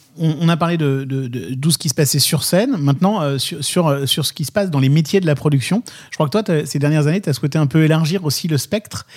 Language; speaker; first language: French; native; French